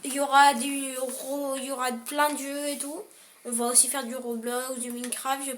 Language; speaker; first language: French; native; French